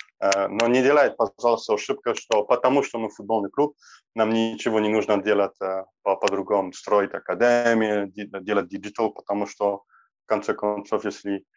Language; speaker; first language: Russian; non-native, learner; Polish